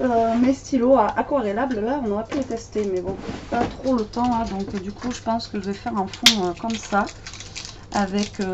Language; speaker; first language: French; native; French